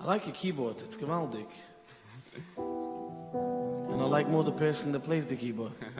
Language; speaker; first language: English; early bilingual, other home language; Yiddish